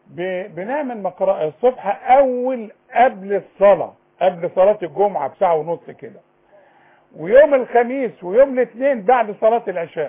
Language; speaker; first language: Arabic; native; Arabic